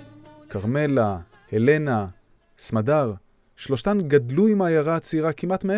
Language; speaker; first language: Hebrew; native; Hebrew